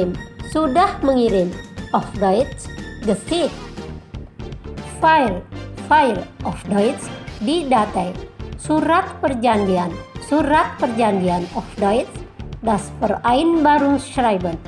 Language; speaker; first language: German; non-native, fluent; Indonesian